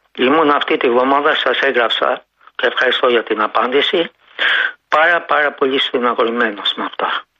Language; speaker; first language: Greek; native; Greek